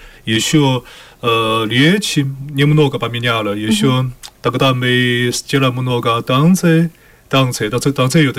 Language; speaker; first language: Russian; non-native, learner; Chinese